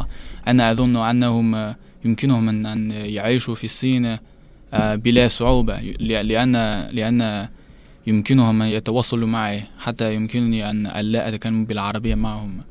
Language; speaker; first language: Arabic; non-native, learner; Chinese